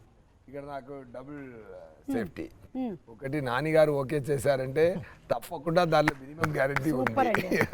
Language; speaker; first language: Telugu; non-native, fluent; Tamil